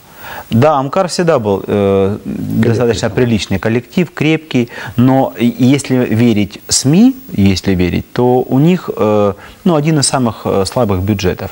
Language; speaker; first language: Russian; native; Russian